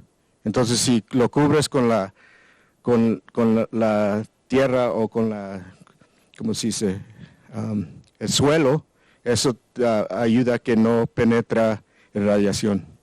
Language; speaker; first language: Spanish; non-native, learner; English